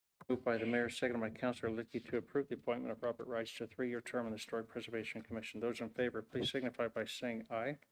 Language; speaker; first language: English; native; English